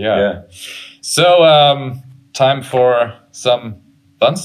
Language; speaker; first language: English; non-native, fluent; German